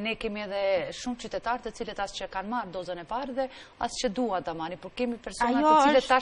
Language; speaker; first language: Albanian; native; Albanian